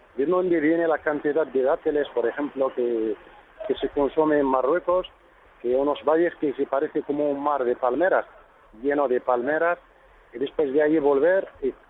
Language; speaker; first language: Spanish; non-native, fluent; Arabic